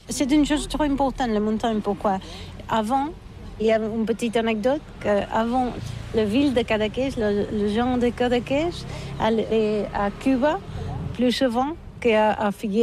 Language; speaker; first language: French; non-native, learner; Catalan